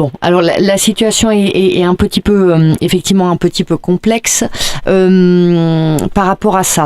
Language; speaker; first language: French; native; French